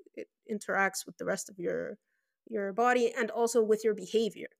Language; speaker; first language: English; non-native, fluent; Spanish